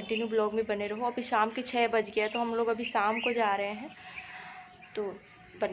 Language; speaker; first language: Hindi; native; Hindi